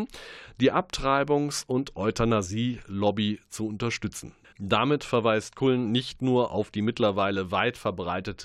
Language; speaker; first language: German; native; German